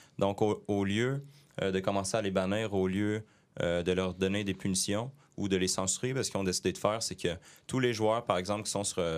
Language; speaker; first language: French; native; French